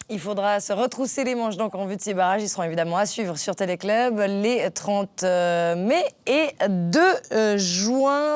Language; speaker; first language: French; native; French